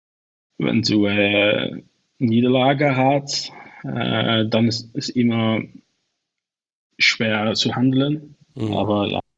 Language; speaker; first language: German; non-native, learner; Dutch